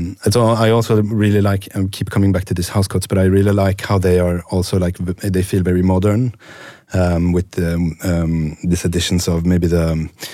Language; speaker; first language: English; non-native, fluent; Swedish